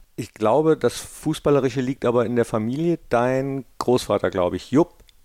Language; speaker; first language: German; native; German